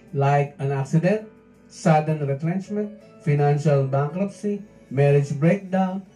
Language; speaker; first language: English; non-native, local second language; Filipino